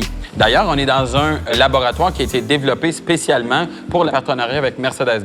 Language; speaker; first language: French; native; French